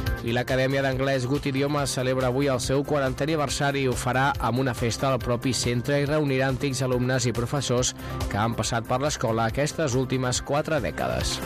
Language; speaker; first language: Catalan; native; Catalan